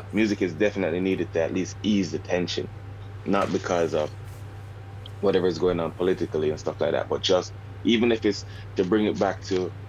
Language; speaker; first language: English; native; English